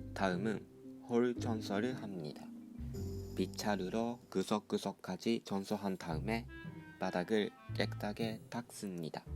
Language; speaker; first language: Korean; non-native, fluent; Japanese